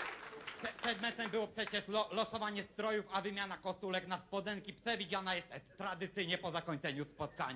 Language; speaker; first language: Polish; native; Polish